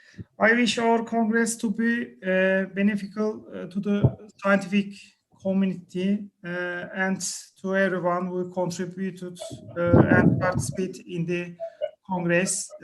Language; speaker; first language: English; non-native, learner; Turkish